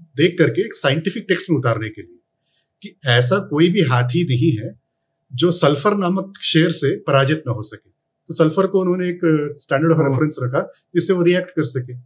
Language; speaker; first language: Hindi; non-native, local second language; Tamil